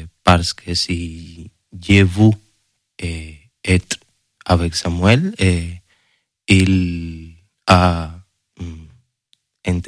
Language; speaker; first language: French; non-native, learner; Spanish